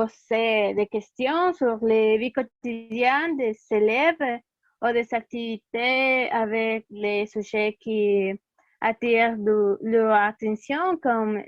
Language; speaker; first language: French; non-native, learner; Spanish